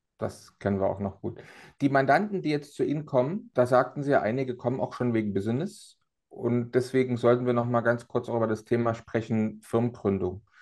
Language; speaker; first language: German; native; German